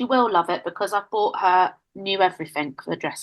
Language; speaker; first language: English; native; English